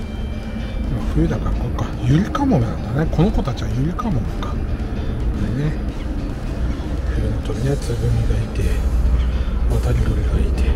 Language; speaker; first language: Japanese; native; Japanese